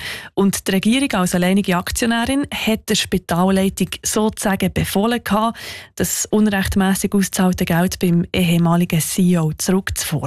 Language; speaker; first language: German; native; German